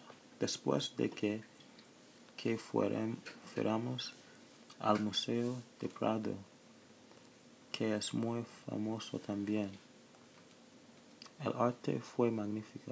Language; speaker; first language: Spanish; non-native, learner; English